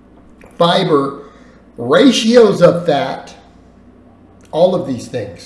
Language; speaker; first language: English; native; English